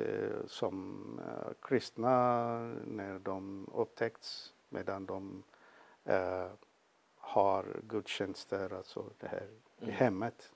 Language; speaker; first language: Swedish; non-native, fluent; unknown